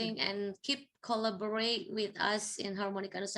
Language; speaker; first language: English; non-native, fluent; Indonesian